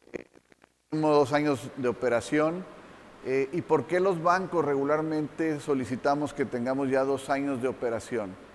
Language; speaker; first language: Spanish; native; Spanish